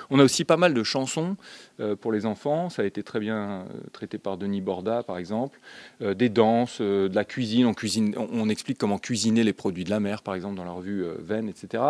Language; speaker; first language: French; native; French